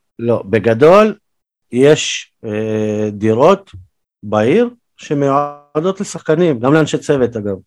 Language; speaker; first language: Hebrew; early bilingual, other home language; Russian